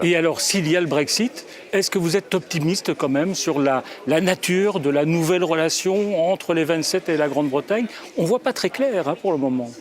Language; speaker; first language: French; native; French